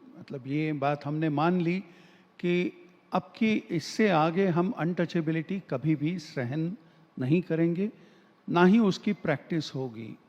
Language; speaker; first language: Hindi; non-native, local second language; Marathi